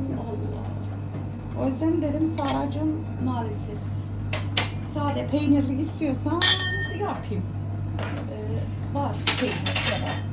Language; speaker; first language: Turkish; early bilingual, heritage; Turkish